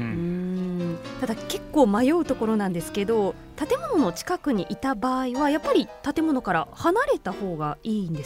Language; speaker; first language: Japanese; native; Japanese